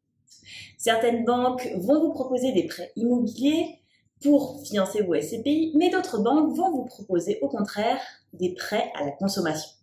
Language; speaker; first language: French; native; French